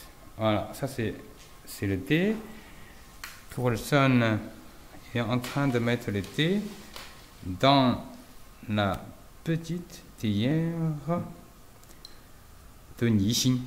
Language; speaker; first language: French; non-native, fluent; Chinese